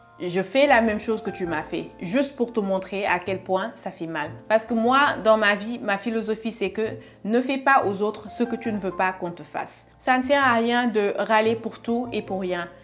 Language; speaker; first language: French; non-native, local second language; Wolof